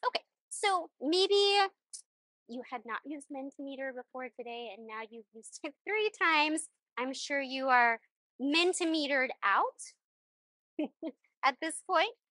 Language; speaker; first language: English; early bilingual, other home language; Spanish